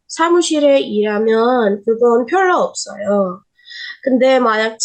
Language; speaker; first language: Korean; non-native, learner; Indonesian